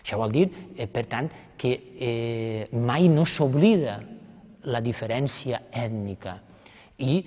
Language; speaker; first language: Catalan; native; Catalan